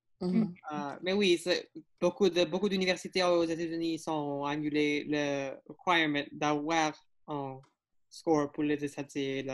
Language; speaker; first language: French; non-native, learner; English